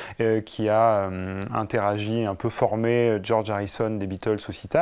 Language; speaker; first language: French; native; French